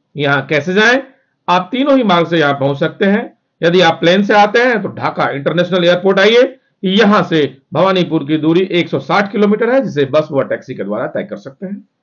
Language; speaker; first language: Hindi; native; Hindi